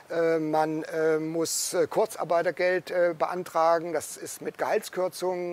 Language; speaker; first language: German; native; German